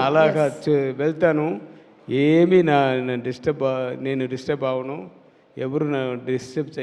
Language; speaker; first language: Telugu; non-native, learner; Tamil